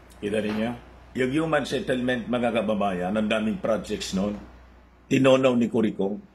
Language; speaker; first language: Filipino; non-native, local second language; Bikol